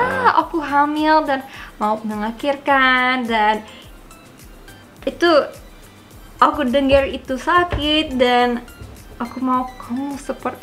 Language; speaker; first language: Indonesian; non-native, learner; English